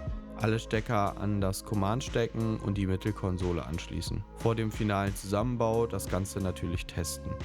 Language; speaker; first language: German; native; German